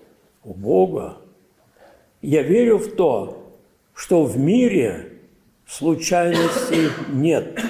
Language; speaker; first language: Russian; native; Russian